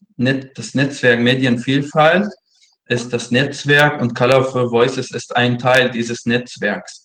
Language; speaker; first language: German; non-native, fluent; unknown